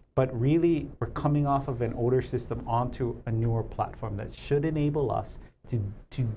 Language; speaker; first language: English; native; English